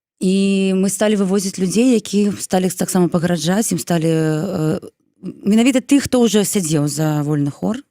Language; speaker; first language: Belarusian; non-native, local second language; Russian